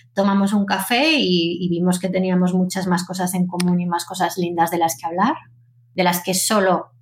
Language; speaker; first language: Spanish; native; Spanish